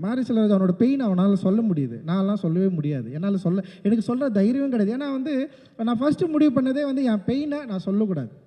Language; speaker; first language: Tamil; native; Tamil